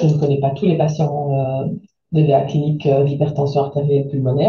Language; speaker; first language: French; native; French